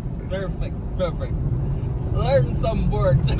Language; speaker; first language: English; non-native, learner; Portuguese